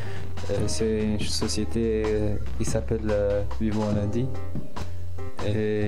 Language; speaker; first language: French; non-native, local second language; Arabic